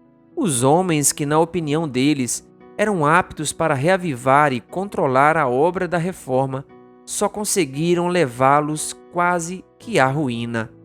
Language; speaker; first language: Portuguese; native; Portuguese